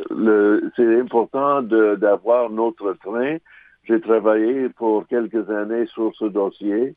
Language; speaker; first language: French; non-native, local second language; English